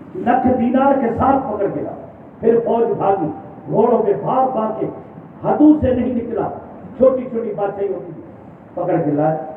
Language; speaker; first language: Urdu; non-native, local second language; Sindhi